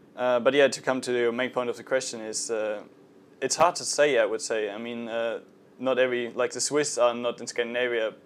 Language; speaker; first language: English; non-native, fluent; German